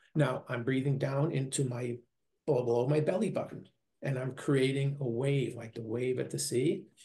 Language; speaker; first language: English; native; English